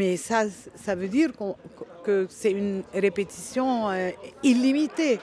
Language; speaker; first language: French; non-native, local second language; Arabic